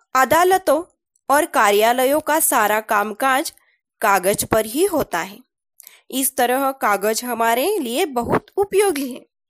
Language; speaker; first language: Hindi; non-native, local second language; Marathi